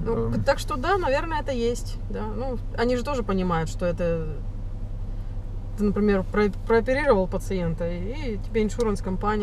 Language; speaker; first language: Russian; native; Russian